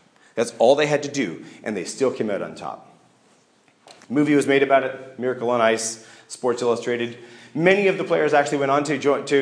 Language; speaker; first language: English; native; English